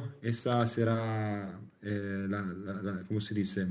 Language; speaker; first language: Spanish; non-native, learner; Italian